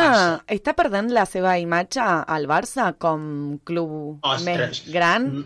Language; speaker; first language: Catalan; non-native, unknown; Spanish